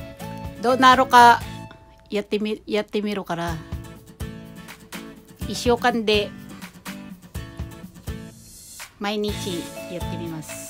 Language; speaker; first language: Japanese; non-native, fluent; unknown